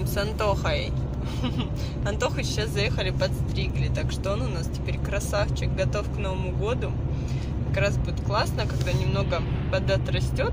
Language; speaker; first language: Russian; native; Russian